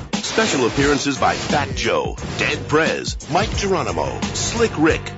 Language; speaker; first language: English; native; English